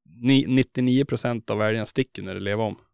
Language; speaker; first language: Swedish; native; Swedish